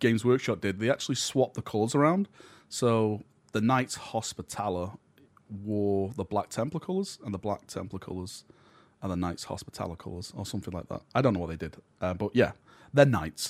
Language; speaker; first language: English; native; English